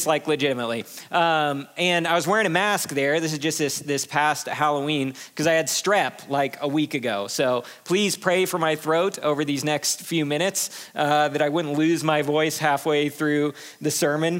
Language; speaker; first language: English; native; English